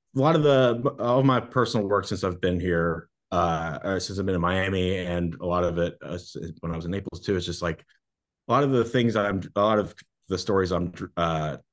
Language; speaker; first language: English; native; English